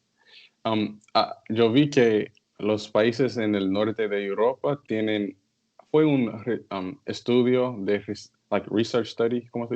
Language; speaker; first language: Spanish; non-native, learner; English